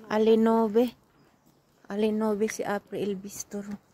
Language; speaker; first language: Italian; non-native, fluent; Filipino